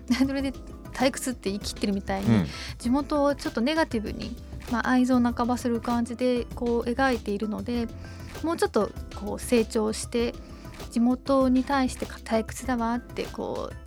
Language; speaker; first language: Japanese; native; Japanese